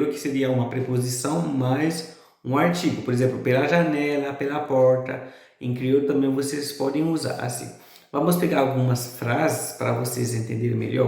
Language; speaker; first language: Portuguese; non-native, fluent; Haitian Creole